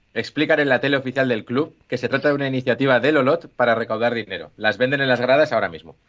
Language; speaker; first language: Spanish; native; Spanish